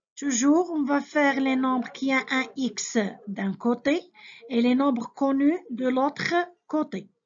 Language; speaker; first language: French; non-native, local second language; Arabic